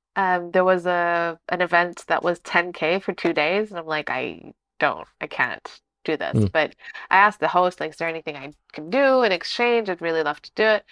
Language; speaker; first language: English; non-native, fluent; Portuguese